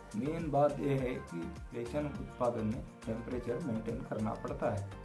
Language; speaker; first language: Hindi; non-native, local second language; Kannada